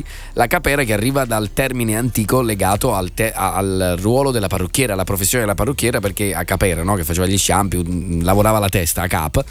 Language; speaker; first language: Italian; native; Italian